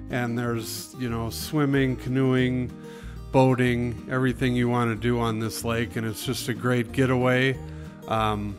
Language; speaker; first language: English; native; English